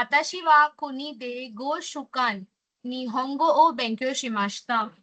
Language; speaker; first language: Japanese; non-native, local second language; Hindi